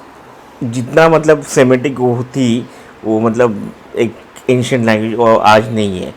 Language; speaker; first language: Hindi; non-native, local second language; Marathi